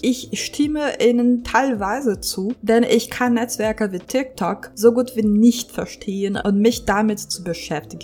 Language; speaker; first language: German; non-native, fluent; Portuguese